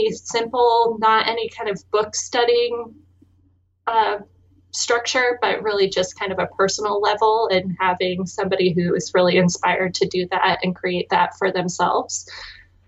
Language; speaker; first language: English; native; English